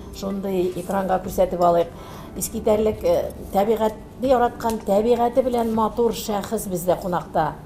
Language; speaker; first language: Tatar; native; Tatar